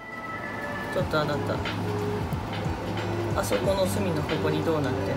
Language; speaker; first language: Japanese; native; Japanese